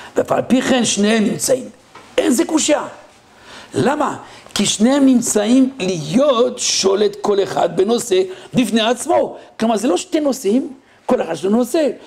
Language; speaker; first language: Hebrew; non-native, fluent; French